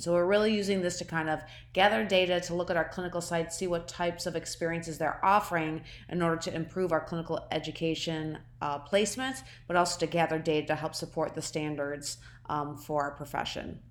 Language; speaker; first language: English; native; English